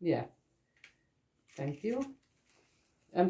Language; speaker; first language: English; non-native, learner; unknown